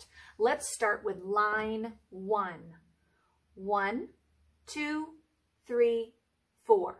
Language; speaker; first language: English; native; English